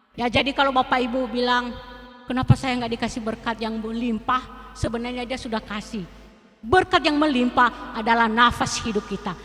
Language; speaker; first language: Indonesian; non-native, local second language; Nias